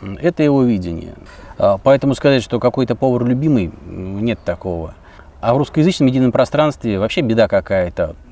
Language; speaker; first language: Russian; native; Russian